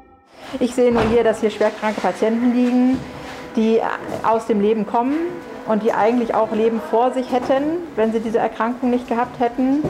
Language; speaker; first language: German; native; German